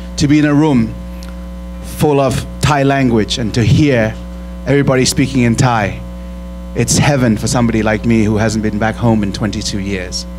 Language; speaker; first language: English; early bilingual, other home language; Thai